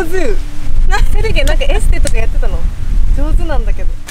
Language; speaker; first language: Japanese; native; Japanese